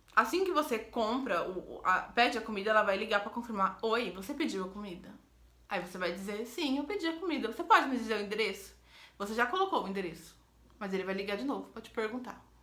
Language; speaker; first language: Portuguese; native; Portuguese